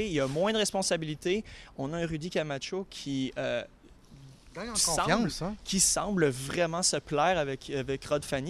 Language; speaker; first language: French; native; French